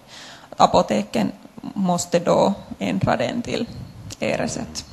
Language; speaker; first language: Swedish; non-native, local second language; Finnish